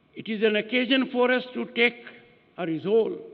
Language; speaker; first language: English; non-native, local second language; Hindi